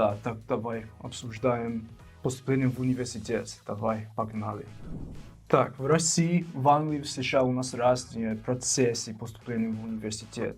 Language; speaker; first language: Russian; non-native, fluent; English